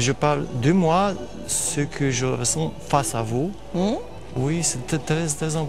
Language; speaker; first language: French; non-native, fluent; Romanian